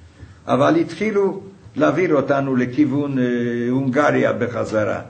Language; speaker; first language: Hebrew; non-native, fluent; Hungarian